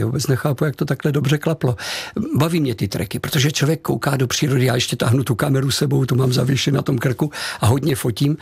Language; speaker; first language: Czech; native; Czech